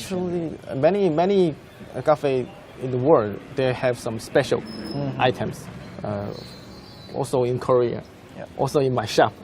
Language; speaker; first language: English; non-native, fluent; Korean